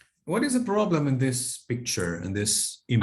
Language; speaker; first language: English; non-native, fluent; Spanish